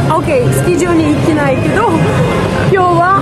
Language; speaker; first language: Japanese; non-native, fluent; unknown